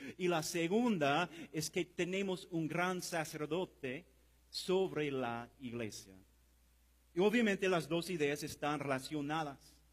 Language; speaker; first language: Spanish; non-native, fluent; English